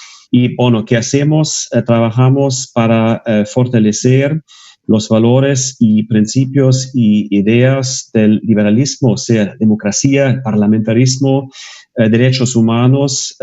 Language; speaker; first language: Spanish; non-native, fluent; German